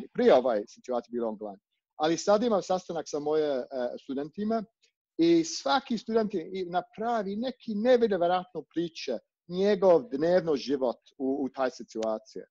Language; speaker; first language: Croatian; non-native, learner; English